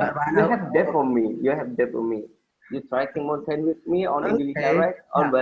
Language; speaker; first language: English; non-native, learner; Indonesian